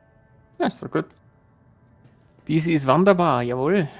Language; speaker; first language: German; native; German